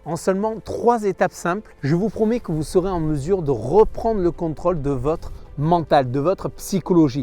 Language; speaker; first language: French; native; French